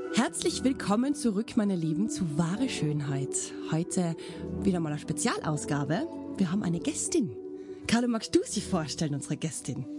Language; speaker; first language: German; native; German